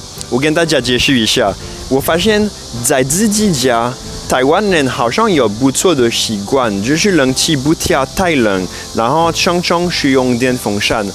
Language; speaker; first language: Chinese; non-native, fluent; French